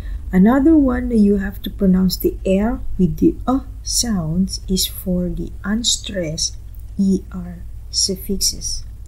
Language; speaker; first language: English; non-native, local second language; Filipino